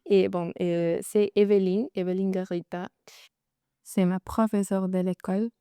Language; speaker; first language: French; non-native, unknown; Spanish